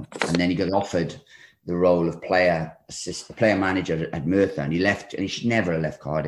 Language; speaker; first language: English; native; English